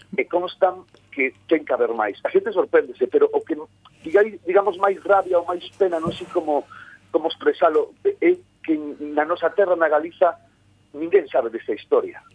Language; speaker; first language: Galician; native; Galician